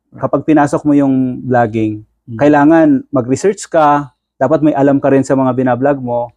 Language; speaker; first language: Filipino; non-native, local second language; Bikol